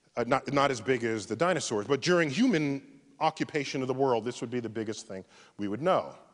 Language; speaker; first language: English; native; English